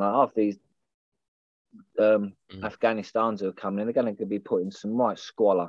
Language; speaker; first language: English; native; English